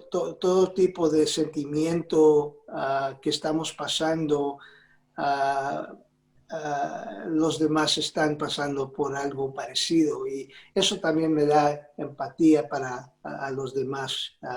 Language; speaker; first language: Spanish; early bilingual, heritage; Spanish